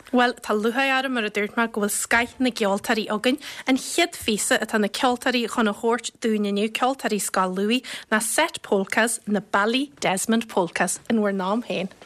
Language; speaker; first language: Irish; native; Irish